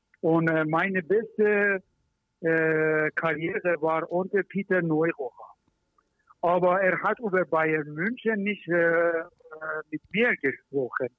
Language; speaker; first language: German; non-native, learner; Persian